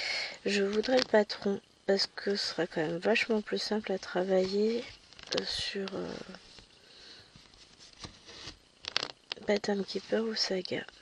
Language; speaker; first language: French; native; French